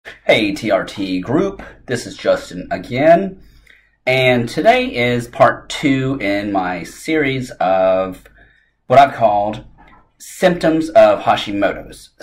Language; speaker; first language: English; native; English